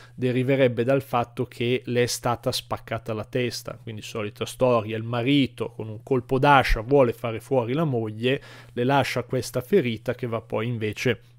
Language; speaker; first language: Italian; native; Italian